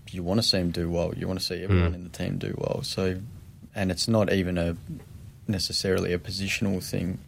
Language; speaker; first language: English; native; English